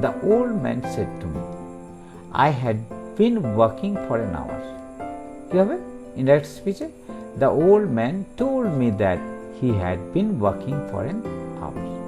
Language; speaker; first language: English; non-native, local second language; Bangla